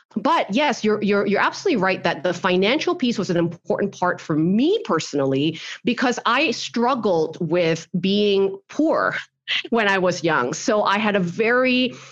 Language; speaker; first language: English; early bilingual, other home language; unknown